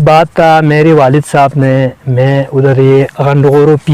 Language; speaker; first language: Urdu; non-native, local second language; Balti